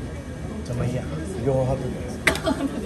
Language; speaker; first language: Japanese; non-native, learner; Filipino